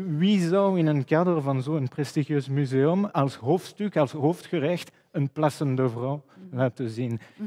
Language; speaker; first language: Dutch; non-native, fluent; French